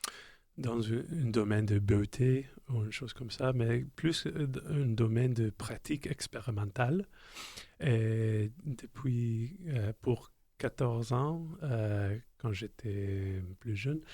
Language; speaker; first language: French; non-native, local second language; English